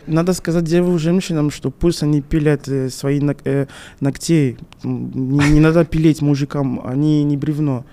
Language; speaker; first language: Russian; non-native, fluent; French